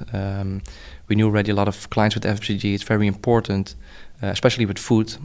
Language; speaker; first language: English; non-native, fluent; Dutch